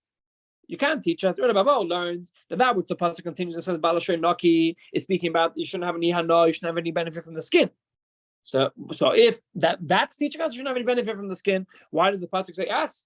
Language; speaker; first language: English; non-native, fluent; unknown